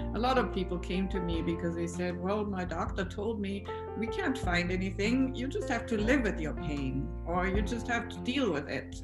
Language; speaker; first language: English; non-native, fluent; German